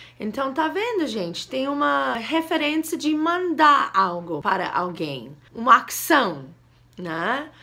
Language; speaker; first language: Portuguese; non-native, fluent; English